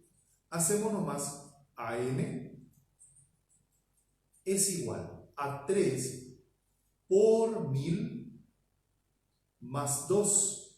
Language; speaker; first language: Spanish; native; Spanish